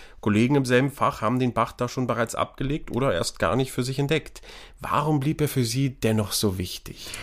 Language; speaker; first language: German; native; German